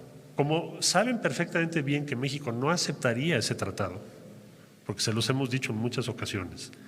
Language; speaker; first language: Spanish; native; Spanish